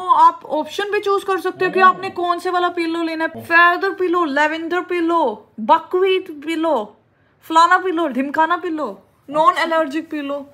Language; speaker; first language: Hindi; native; Hindi